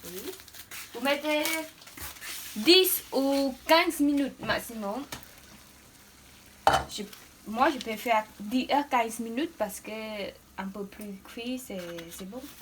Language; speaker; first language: French; non-native, learner; Khmer